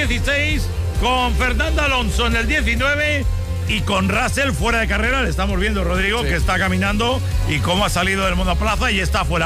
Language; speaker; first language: Spanish; native; Spanish